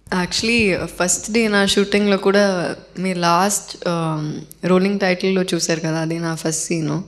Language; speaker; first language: Telugu; non-native, fluent; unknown